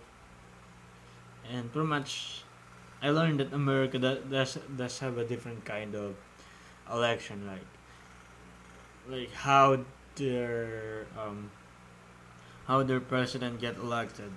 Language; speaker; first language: English; non-native, local second language; Filipino